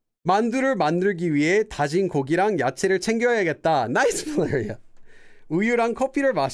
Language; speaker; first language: Korean; non-native, fluent; English